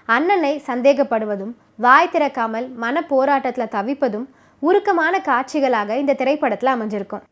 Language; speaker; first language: Tamil; native; Tamil